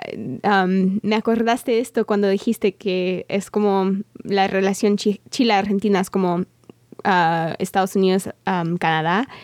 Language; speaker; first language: Spanish; non-native, fluent; English